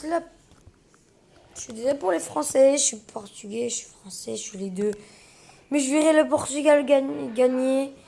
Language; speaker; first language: French; early bilingual, other home language; Portuguese